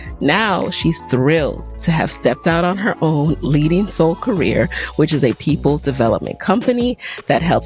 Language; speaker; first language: English; native; English